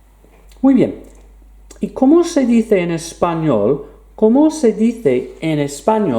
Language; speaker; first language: Spanish; non-native, fluent; English